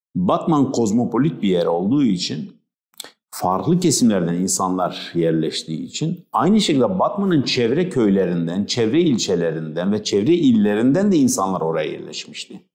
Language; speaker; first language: Turkish; non-native, local second language; Kurdish